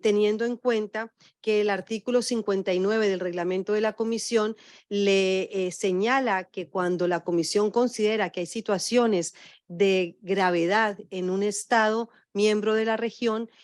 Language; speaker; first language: Spanish; native; Spanish